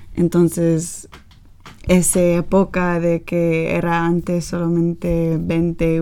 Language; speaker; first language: Spanish; non-native, learner; English